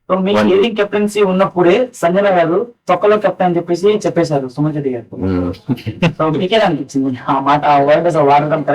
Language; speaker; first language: Telugu; native; Telugu